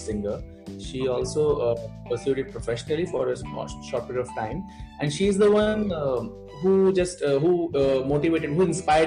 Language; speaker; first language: English; non-native, local second language; Bangla